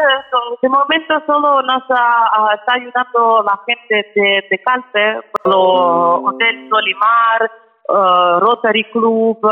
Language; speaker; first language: Spanish; non-native, fluent; Ukrainian